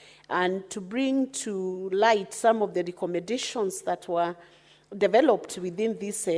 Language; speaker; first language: English; non-native, local second language; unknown